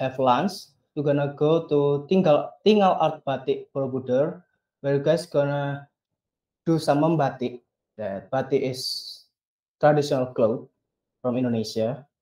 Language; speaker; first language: English; non-native, learner; Indonesian